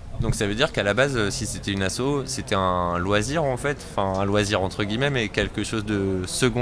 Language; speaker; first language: French; native; French